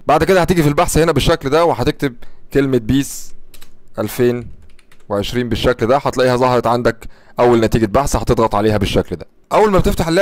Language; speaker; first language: Arabic; native; Arabic